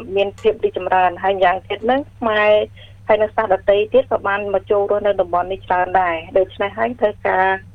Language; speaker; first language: Khmer; early bilingual, heritage; Khmer